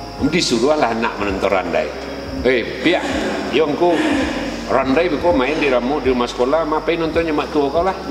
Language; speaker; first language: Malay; non-native, local second language; Minangkabau